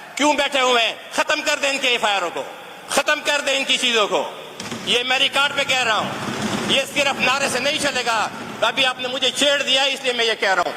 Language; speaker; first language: Urdu; non-native, local second language; Pashto